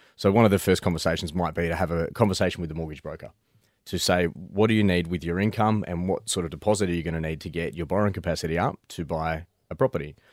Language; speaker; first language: English; native; English